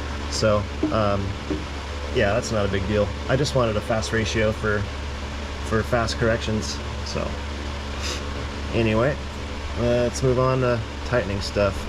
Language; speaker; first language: English; native; English